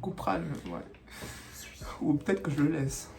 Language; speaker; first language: French; native; French